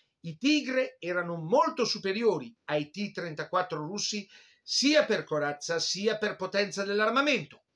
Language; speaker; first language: Italian; native; Italian